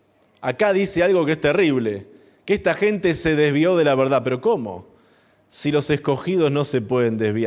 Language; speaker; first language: Spanish; native; Spanish